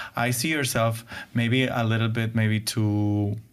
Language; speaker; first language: English; non-native, fluent; Spanish